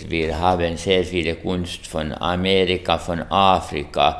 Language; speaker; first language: German; non-native, fluent; Finnish